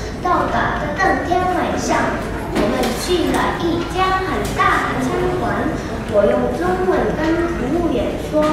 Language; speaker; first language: Chinese; non-native, learner; Korean